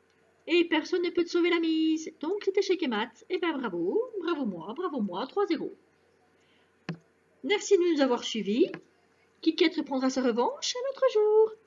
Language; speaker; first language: French; native; French